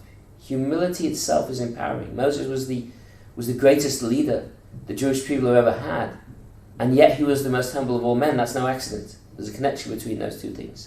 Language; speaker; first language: English; native; English